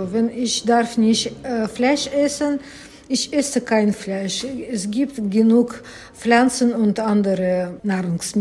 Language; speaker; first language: German; non-native, learner; Russian